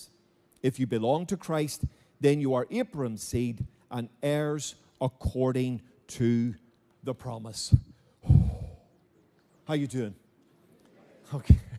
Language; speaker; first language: English; native; English